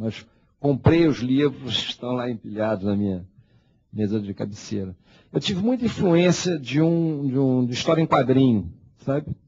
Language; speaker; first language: Portuguese; early bilingual, heritage; Portuguese